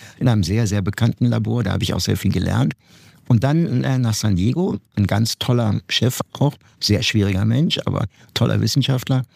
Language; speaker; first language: German; non-native, fluent; Turkish